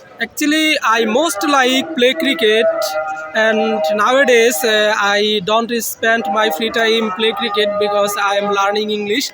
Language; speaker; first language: English; non-native, learner; Bangla